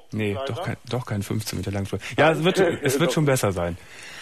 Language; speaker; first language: German; native; German